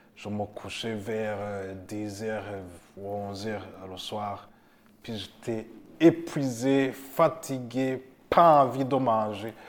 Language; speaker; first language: French; non-native, local second language; Rundi